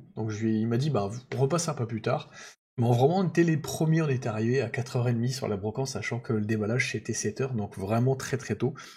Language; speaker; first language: French; native; French